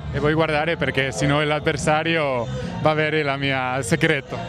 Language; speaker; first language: Italian; non-native, learner; Spanish